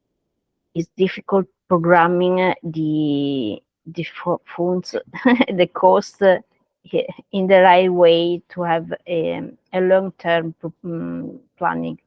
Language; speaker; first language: English; non-native, learner; Italian